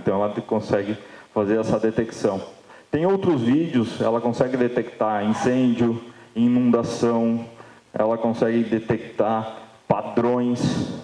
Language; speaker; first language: Portuguese; native; Portuguese